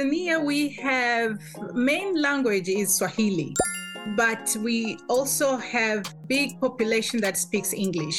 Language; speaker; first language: English; non-native, local second language; Swahili